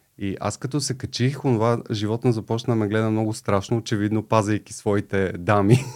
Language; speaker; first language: Bulgarian; native; Bulgarian